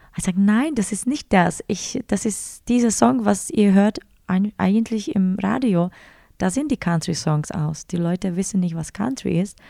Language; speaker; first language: German; non-native, fluent; Czech